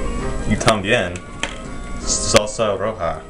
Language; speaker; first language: Spanish; non-native, learner; English